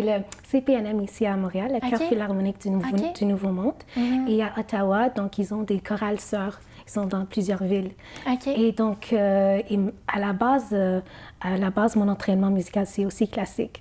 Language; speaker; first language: French; non-native, fluent; Arabic